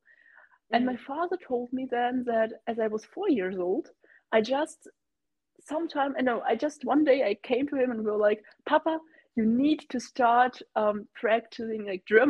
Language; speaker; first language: English; non-native, fluent; German